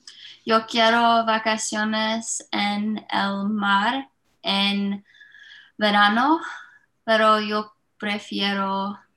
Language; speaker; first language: Spanish; non-native, learner; English